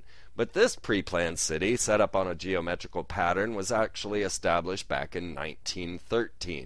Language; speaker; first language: English; native; English